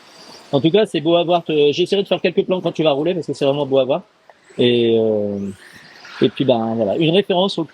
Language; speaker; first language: French; native; French